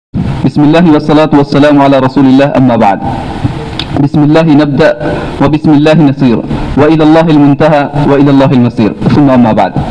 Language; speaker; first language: Arabic; non-native, fluent; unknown